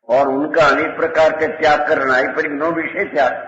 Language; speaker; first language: Hindi; non-native, local second language; Gujarati